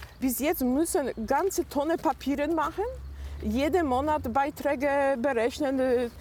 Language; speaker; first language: German; non-native, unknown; Polish